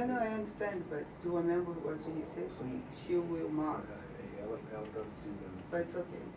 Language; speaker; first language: English; non-native, learner; Portuguese